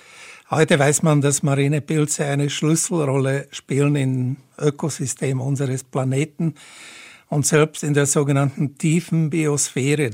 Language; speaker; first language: German; native; German